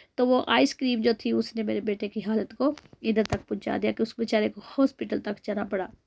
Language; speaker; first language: Urdu; non-native, local second language; Punjabi